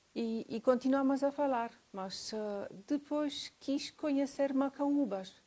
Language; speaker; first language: Portuguese; non-native, fluent; Romanian